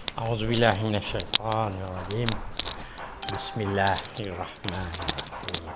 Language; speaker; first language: Malay; native; Malay